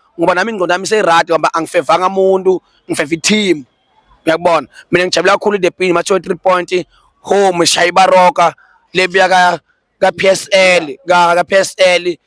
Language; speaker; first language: Zulu; non-native, local second language; Swati